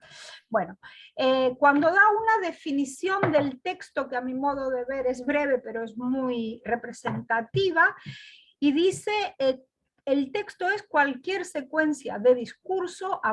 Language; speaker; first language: Spanish; non-native, fluent; Greek